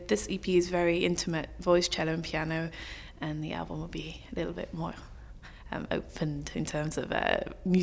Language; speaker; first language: English; native; English